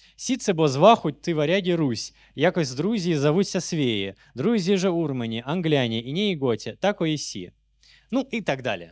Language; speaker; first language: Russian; native; Russian